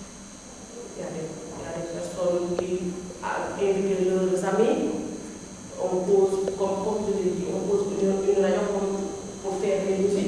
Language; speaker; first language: French; non-native, learner; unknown